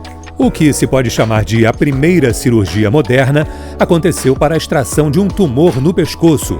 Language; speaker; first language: Portuguese; native; Portuguese